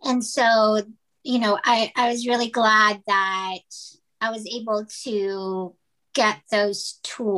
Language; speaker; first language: English; non-native, local second language; Filipino